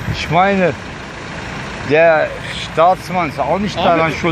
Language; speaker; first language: German; early bilingual, other home language; Turkish